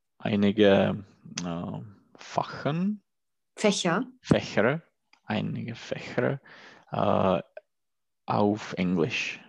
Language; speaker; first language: German; non-native, learner; Czech